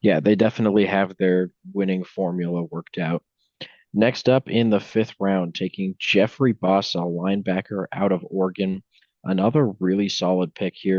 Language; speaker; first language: English; native; English